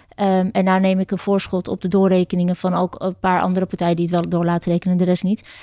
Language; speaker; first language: Dutch; early bilingual, other home language; Turkish